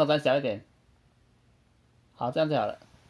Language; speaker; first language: Chinese; native; Chinese